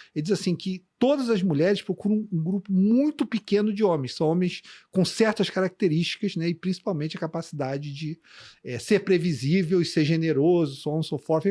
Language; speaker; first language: Portuguese; native; Portuguese